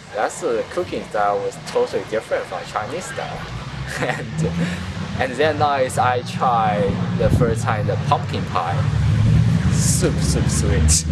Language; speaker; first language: English; non-native, learner; Chinese